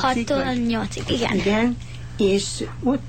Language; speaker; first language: Hungarian; early bilingual, heritage; Hungarian